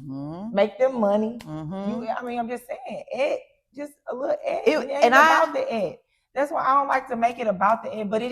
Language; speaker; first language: English; native; English